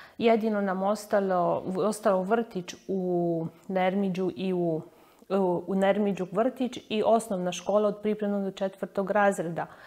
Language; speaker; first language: Croatian; early bilingual, heritage; Croatian